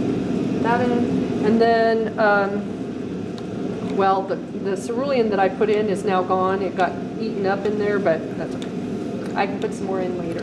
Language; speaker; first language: English; native; English